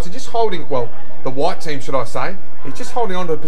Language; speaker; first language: English; native; English